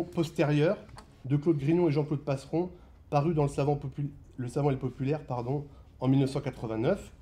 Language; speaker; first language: French; native; French